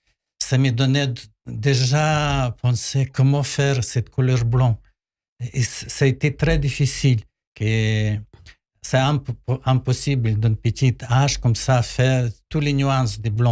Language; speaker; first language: French; non-native, learner; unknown